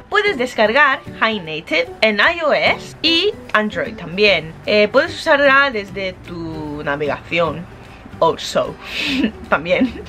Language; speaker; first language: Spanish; non-native, fluent; Japanese